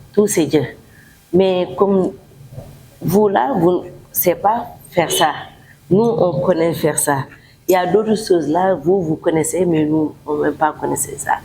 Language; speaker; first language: French; non-native, local second language; Wolof